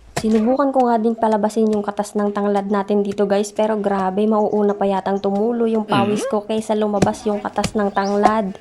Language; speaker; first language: Filipino; non-native, local second language; Bikol